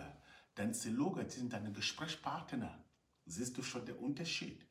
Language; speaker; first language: German; non-native, fluent; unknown